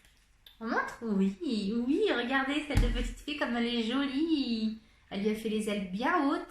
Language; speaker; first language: French; native; French